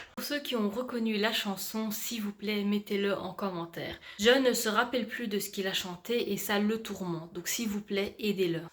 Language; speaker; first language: French; native; French